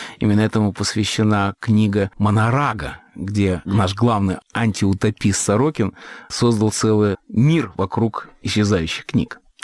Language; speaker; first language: Russian; native; Russian